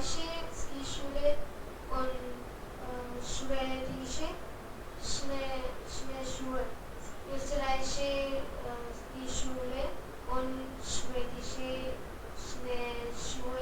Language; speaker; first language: German; non-native, learner; Hindi